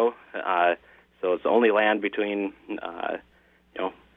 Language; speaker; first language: English; native; English